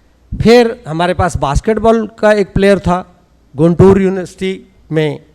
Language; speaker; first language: Hindi; native; Hindi